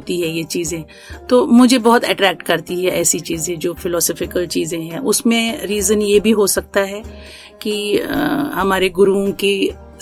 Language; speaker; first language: Hindi; non-native, local second language; Kashmiri